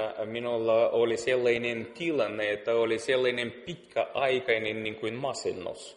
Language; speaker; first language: Finnish; non-native, learner; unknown